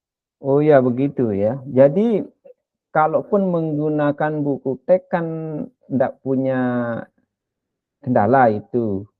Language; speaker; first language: Indonesian; non-native, local second language; Sasak